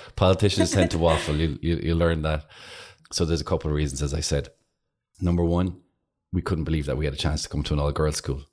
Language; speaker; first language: English; native; English